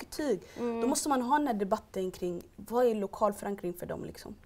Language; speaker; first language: Swedish; early bilingual, other home language; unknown